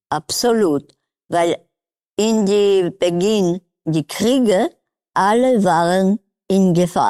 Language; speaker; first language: German; non-native, learner; Polish